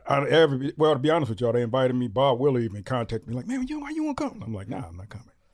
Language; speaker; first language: English; native; English